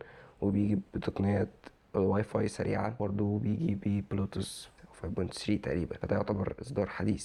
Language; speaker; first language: Arabic; native; Arabic